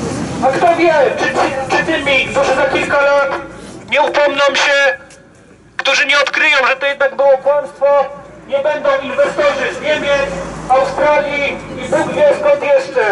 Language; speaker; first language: Polish; native; Polish